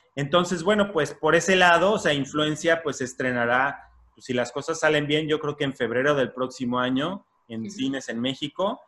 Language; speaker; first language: Spanish; native; Spanish